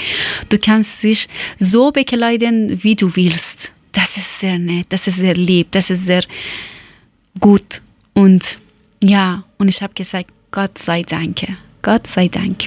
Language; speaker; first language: German; non-native, learner; Persian